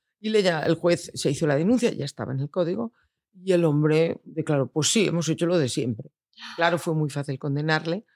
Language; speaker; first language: Spanish; non-native, local second language; Catalan